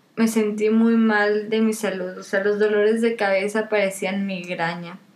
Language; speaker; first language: Spanish; native; Spanish